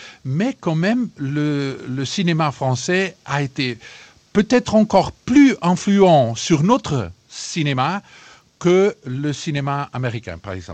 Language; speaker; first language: French; non-native, fluent; Portuguese